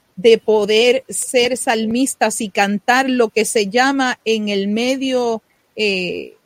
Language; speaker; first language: Spanish; native; Spanish